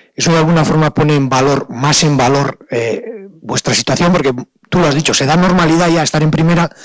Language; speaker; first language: Spanish; non-native, local second language; Basque